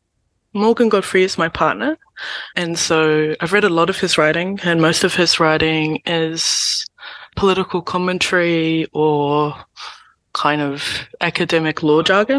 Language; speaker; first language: English; native; English